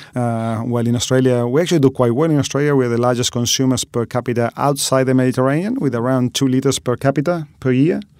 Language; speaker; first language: English; non-native, fluent; Spanish